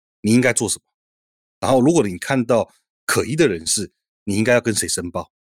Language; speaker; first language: Chinese; native; Chinese